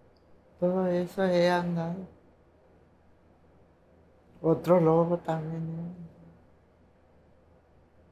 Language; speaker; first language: Spanish; non-native, local second language; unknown